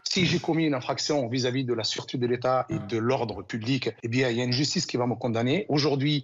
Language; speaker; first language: French; non-native, local second language; Arabic